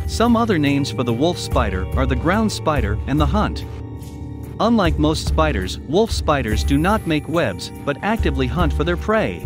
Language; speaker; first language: English; native; English